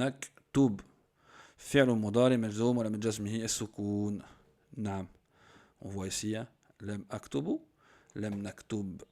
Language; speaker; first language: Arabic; non-native, fluent; French